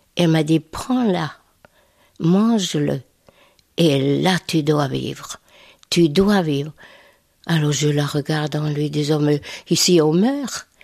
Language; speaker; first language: French; non-native, fluent; Hungarian